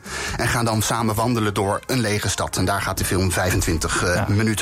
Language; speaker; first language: Dutch; native; Dutch